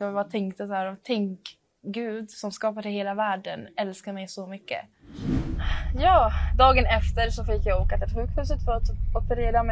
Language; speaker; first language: Swedish; early bilingual, other home language; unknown